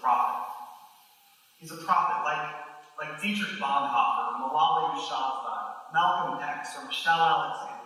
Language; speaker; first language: English; native; English